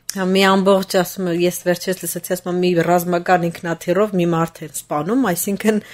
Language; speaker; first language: Armenian; native; Armenian